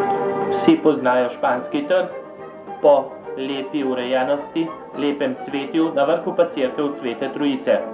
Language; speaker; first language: Slovenian; native; Slovenian